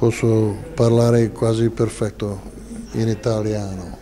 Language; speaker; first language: Italian; non-native, learner; English